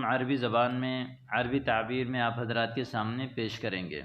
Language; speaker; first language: Urdu; native; Urdu